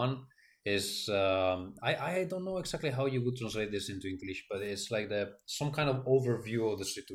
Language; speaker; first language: English; non-native, fluent; Italian